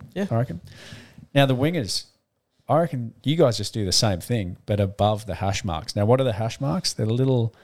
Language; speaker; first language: English; native; English